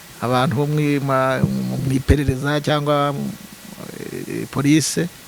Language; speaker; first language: Kinyarwanda; native; Kinyarwanda